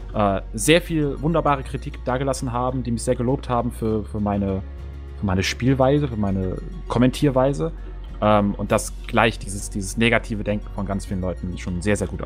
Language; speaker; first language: German; native; German